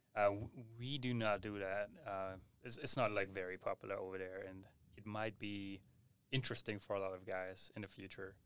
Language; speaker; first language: English; non-native, fluent; German